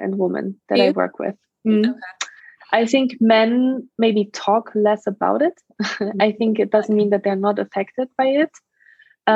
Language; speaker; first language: English; non-native, fluent; German